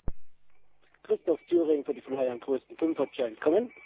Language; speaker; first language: German; native; German